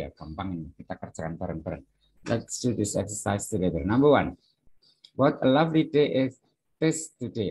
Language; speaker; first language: English; non-native, fluent; Indonesian